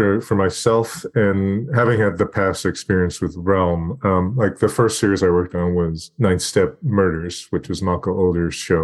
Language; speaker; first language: English; native; English